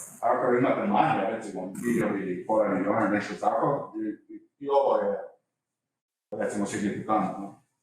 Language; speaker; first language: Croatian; non-native, learner; Slovenian